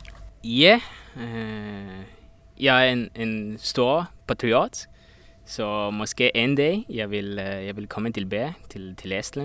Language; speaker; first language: Danish; non-native, learner; Estonian